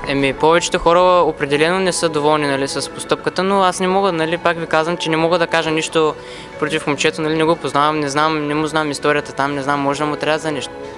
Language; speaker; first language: Bulgarian; native; Bulgarian